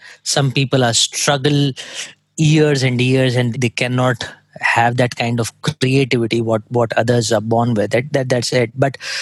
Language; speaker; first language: English; non-native, local second language; Hindi